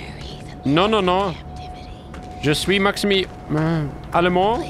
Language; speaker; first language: French; non-native, learner; German